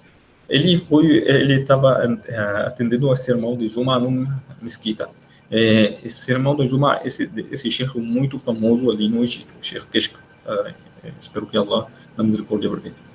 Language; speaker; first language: Portuguese; non-native, learner; Arabic